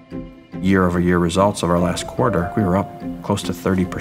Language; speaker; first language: English; native; English